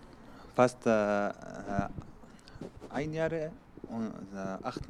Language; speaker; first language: German; non-native, learner; Arabic